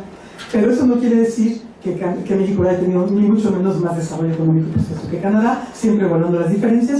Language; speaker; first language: Spanish; native; Spanish